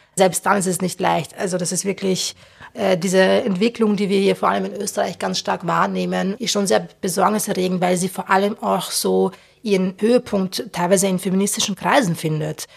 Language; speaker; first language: German; early bilingual, other home language; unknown